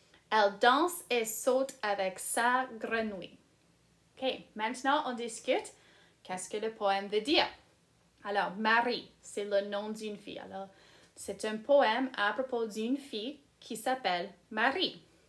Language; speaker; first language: French; non-native, fluent; English